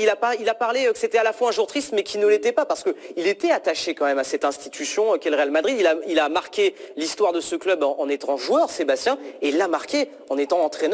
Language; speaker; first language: French; native; French